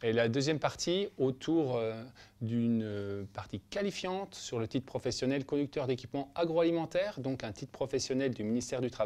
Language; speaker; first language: French; native; French